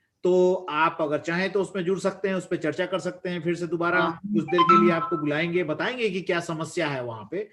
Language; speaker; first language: Hindi; native; Hindi